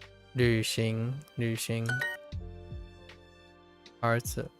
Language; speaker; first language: Chinese; non-native, learner; English